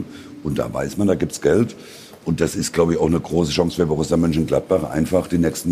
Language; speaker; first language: German; native; German